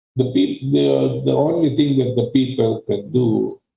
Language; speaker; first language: English; non-native, local second language; Filipino